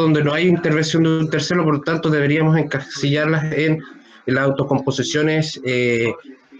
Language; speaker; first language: Spanish; native; Spanish